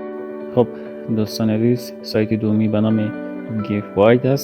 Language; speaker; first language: Persian; native; Persian